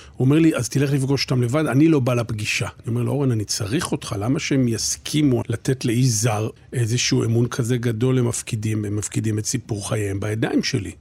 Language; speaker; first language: Hebrew; native; Hebrew